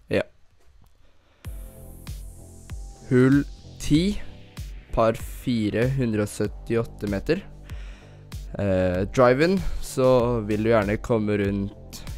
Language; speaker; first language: Norwegian; native; Norwegian